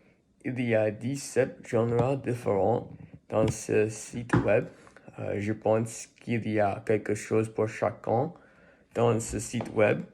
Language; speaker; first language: French; non-native, learner; English